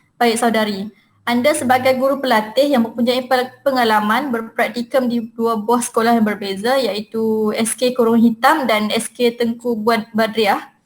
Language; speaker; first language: Malay; native; Malay